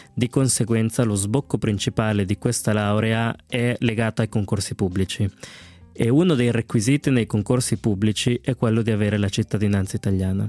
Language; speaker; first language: Italian; early bilingual, other home language; Spanish